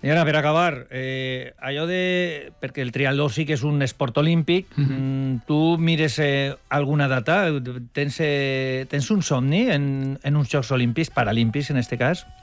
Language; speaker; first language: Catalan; native; Catalan